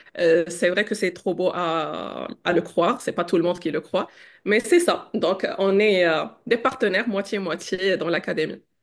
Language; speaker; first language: French; non-native, local second language; Arabic